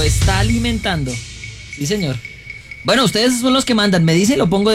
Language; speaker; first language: Spanish; native; Spanish